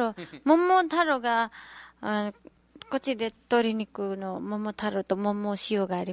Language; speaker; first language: Japanese; non-native, learner; Nepali